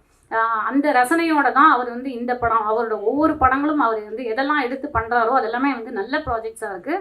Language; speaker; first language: Tamil; native; Tamil